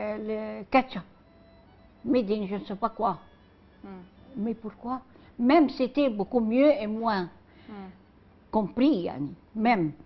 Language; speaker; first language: French; non-native, learner; Arabic